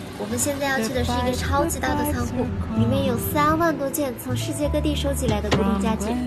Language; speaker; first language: Chinese; native; Chinese